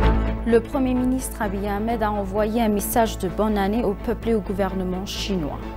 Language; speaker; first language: French; non-native, fluent; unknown